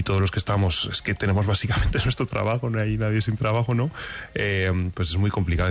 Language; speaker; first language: Spanish; native; Spanish